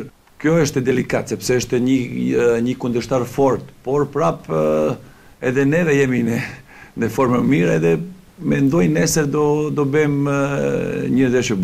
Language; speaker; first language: Albanian; non-native, learner; Croatian